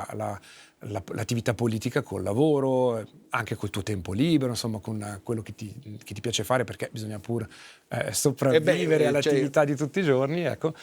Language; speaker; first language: Italian; native; Italian